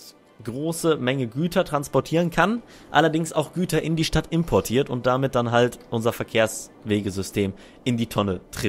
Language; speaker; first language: German; native; German